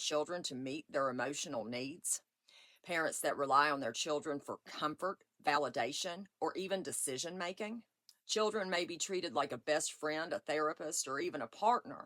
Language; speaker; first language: English; native; English